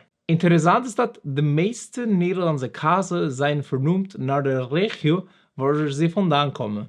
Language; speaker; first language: Dutch; non-native, learner; Spanish